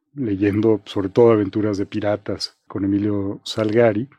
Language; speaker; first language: Spanish; native; Spanish